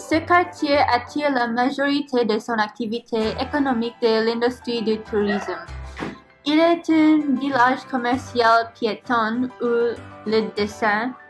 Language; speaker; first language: French; non-native, learner; English